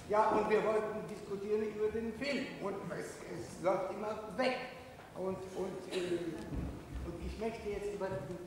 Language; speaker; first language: German; non-native, fluent; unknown